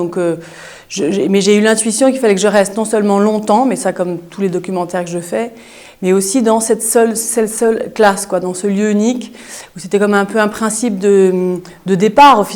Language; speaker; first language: French; native; French